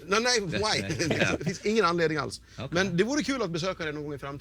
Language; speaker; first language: Swedish; native; Swedish